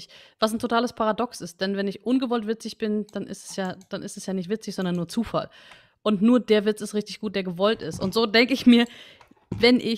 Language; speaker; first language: German; native; German